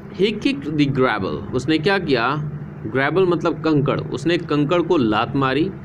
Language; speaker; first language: Hindi; native; Hindi